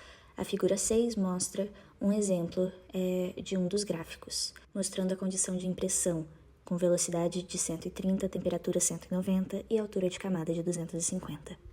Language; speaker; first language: Portuguese; native; Portuguese